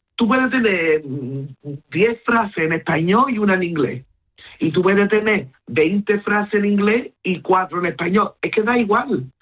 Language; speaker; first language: Spanish; non-native, local second language; Hindi